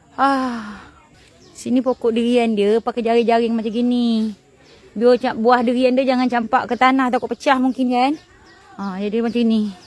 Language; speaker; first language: Malay; native; Malay